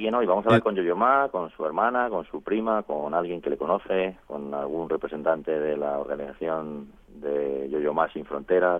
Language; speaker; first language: Spanish; native; Spanish